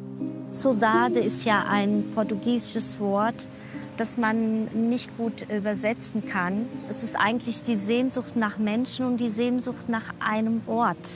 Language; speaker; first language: German; early bilingual, other home language; Portuguese